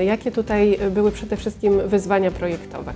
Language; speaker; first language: Polish; native; Polish